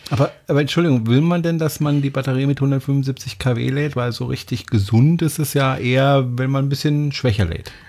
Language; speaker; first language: German; non-native, fluent; French